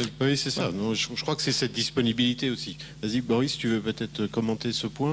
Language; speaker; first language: French; native; French